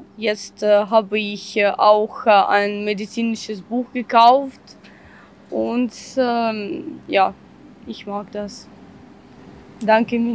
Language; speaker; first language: German; non-native, learner; Ukrainian